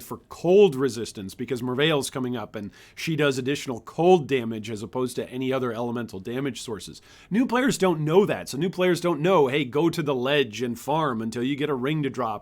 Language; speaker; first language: English; native; English